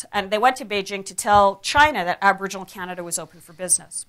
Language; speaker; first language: English; native; English